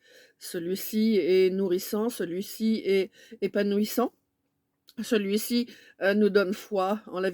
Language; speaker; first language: French; native; French